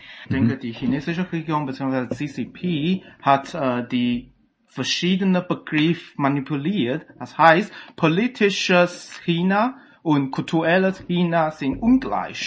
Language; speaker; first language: German; non-native, fluent; Chinese